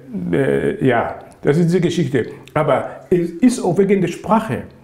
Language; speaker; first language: German; non-native, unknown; Lingala